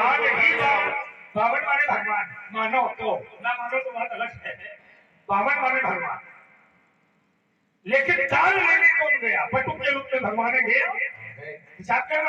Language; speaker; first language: Hindi; native; Hindi